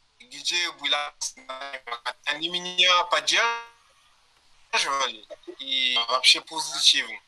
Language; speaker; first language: Russian; non-native, learner; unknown